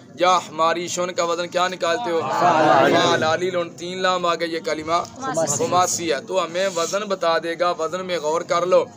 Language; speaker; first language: Urdu; non-native, local second language; Punjabi